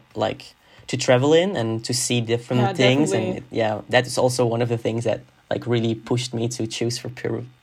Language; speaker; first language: English; non-native, fluent; Dutch